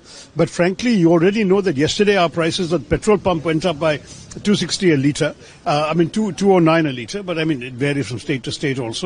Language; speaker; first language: English; non-native, local second language; Malayalam